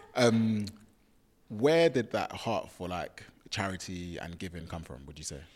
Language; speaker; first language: English; early bilingual, other home language; Yoruba